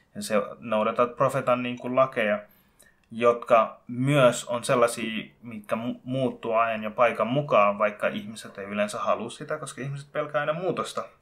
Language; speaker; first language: Finnish; early bilingual, other home language; Bangla